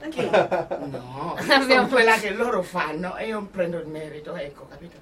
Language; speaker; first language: Italian; non-native, fluent; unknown